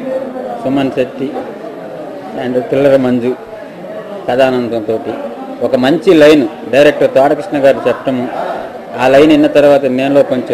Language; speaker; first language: Telugu; native; Telugu